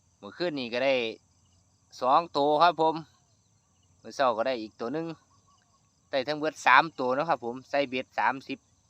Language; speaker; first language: Thai; native; Thai